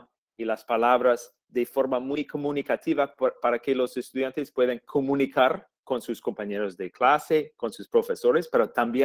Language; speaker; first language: Spanish; non-native, fluent; English